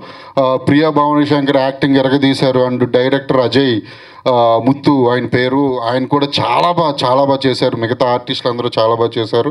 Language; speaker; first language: Telugu; native; Telugu